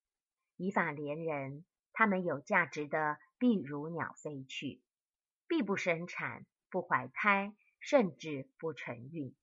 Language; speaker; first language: Chinese; native; Chinese